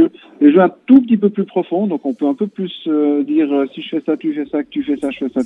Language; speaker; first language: French; native; French